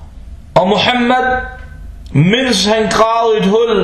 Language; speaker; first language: Danish; non-native, fluent; Arabic